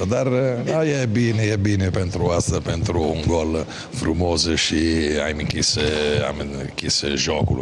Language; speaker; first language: Romanian; non-native, fluent; Italian